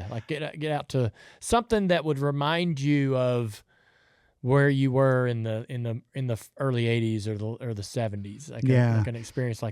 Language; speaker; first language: English; native; English